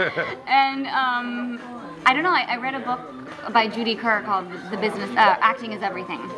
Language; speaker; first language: English; native; English